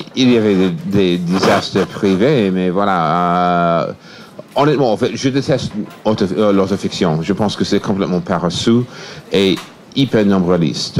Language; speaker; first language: French; non-native, fluent; English